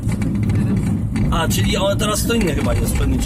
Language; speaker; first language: Polish; native; Polish